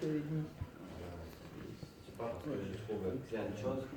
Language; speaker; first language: French; non-native, fluent; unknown